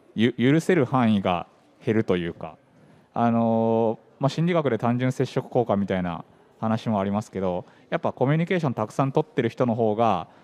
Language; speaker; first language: Japanese; native; Japanese